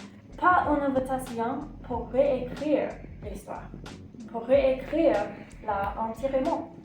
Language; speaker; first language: French; non-native, learner; English